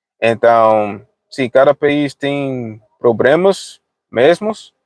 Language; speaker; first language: Portuguese; non-native, fluent; English